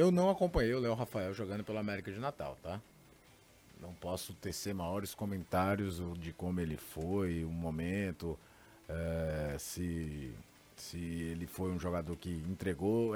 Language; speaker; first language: Portuguese; native; Portuguese